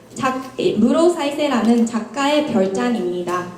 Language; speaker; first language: Korean; non-native, fluent; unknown